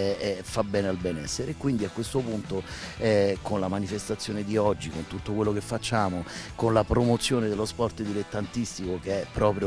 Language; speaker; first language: Italian; native; Italian